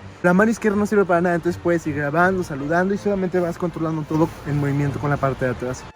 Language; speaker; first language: Spanish; native; Spanish